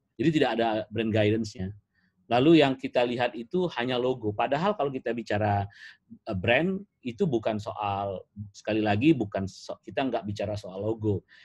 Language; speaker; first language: Indonesian; native; Indonesian